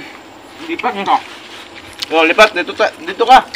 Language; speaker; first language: Filipino; non-native, local second language; Cebuano